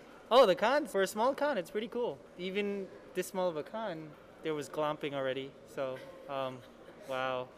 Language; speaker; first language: English; native; English